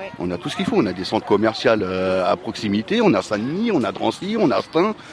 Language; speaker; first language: French; native; French